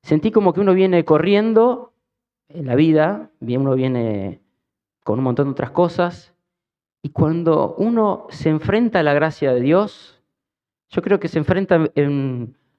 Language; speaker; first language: Spanish; native; Spanish